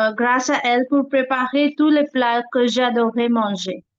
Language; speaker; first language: French; non-native, learner; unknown